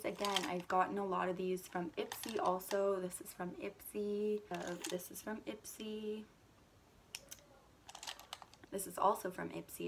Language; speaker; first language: English; native; English